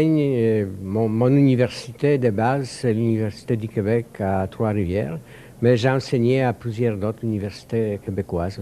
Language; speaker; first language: French; non-native, fluent; Polish